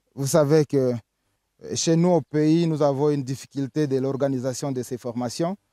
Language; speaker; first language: French; non-native, local second language; Swahili